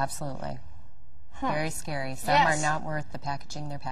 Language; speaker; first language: English; native; English